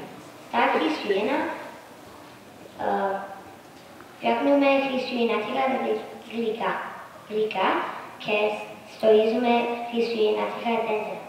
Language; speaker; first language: Greek; early bilingual, heritage; Greek